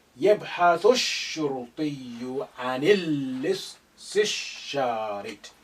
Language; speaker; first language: Arabic; non-native, fluent; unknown